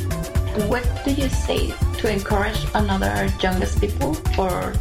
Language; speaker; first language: English; non-native, learner; Spanish